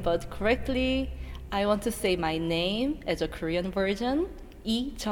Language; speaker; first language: English; non-native, learner; Korean